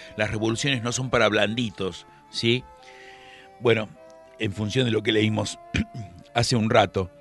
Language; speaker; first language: Spanish; native; Spanish